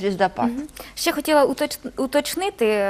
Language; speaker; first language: Ukrainian; non-native, local second language; Russian